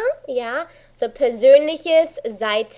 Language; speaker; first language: German; non-native, fluent; English